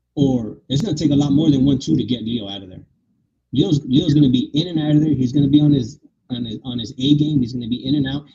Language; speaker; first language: English; native; English